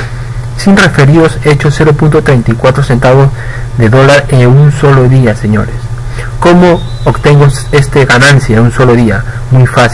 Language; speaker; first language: Spanish; native; Spanish